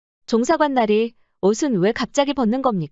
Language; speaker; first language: Korean; native; Korean